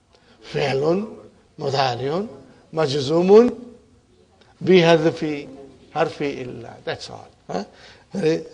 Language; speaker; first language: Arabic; non-native, fluent; Urdu